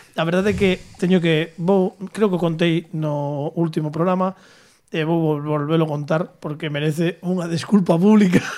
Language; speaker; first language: Galician; native; Galician